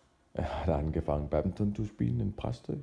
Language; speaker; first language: German; non-native, fluent; Danish